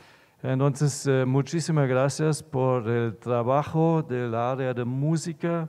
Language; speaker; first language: Spanish; non-native, fluent; German